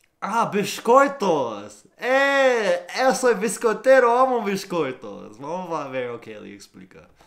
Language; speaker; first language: Portuguese; non-native, learner; English